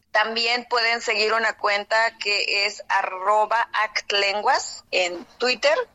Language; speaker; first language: Spanish; native; Spanish